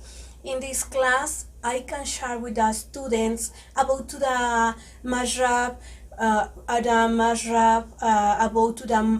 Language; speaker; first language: English; non-native, learner; Spanish